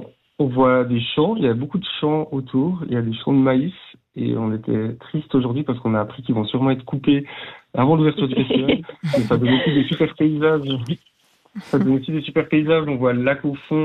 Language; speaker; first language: French; native; French